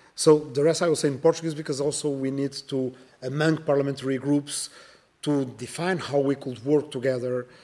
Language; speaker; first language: English; non-native, fluent; Portuguese